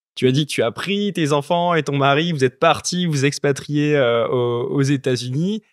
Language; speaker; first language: French; native; French